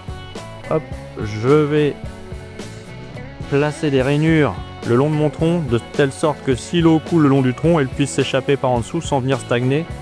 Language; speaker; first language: French; native; French